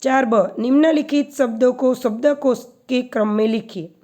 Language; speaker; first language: Hindi; non-native, local second language; Gujarati